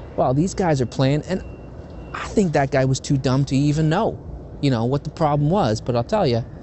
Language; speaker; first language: English; native; English